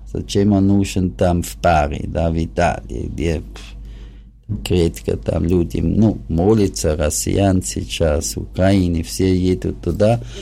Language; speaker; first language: Russian; non-native, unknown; German